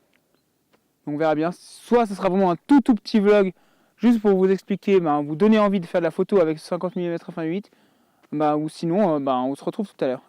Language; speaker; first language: French; native; French